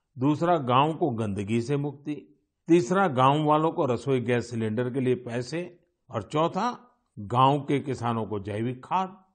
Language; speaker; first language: Hindi; non-native, local second language; Gujarati